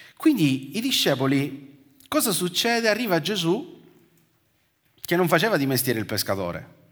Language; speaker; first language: Italian; native; Italian